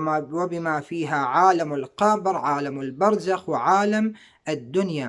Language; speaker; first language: Arabic; native; Arabic